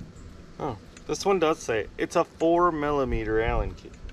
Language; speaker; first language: English; native; English